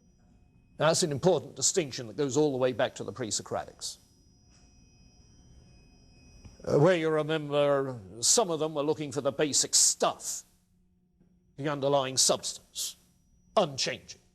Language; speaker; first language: English; native; English